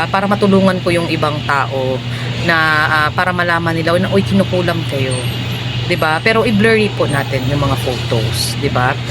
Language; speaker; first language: Filipino; non-native, local second language; Cebuano